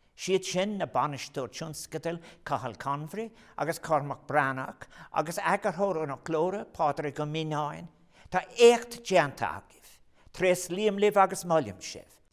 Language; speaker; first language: Irish; non-native, local second language; English